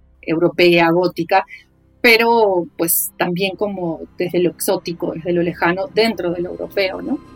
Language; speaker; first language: Spanish; native; Spanish